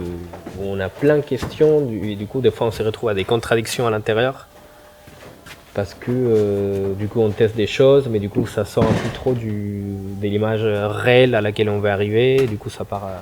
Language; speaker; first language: French; non-native, fluent; Spanish